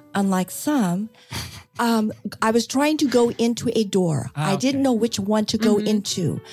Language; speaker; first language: English; native; English